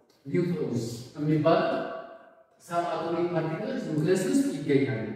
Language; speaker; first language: English; non-native, local second language; Amharic